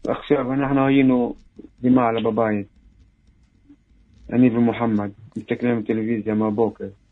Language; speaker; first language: Hebrew; non-native, local second language; Arabic